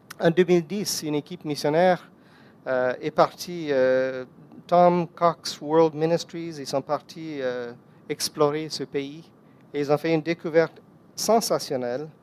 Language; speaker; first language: French; non-native, fluent; English